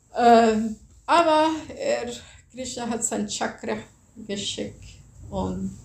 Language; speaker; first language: German; non-native, fluent; Spanish